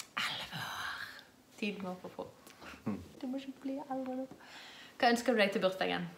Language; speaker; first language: Norwegian; native; Norwegian